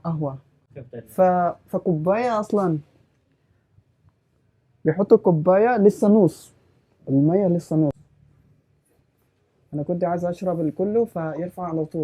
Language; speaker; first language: Arabic; non-native, fluent; Indonesian